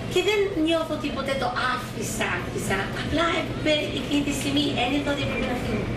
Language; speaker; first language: Greek; early bilingual, heritage; Greek